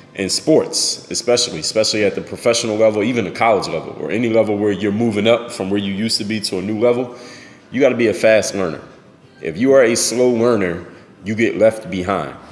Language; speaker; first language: English; native; English